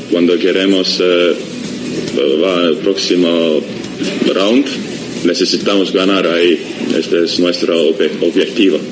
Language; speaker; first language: Spanish; non-native, learner; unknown